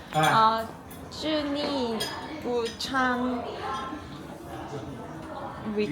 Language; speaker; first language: Chinese; non-native, learner; Korean